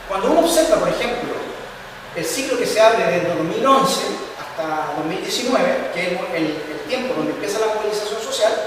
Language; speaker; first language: Spanish; native; Spanish